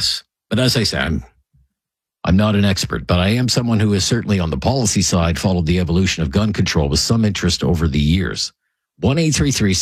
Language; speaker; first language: English; native; English